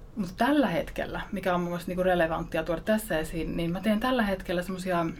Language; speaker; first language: Finnish; native; Finnish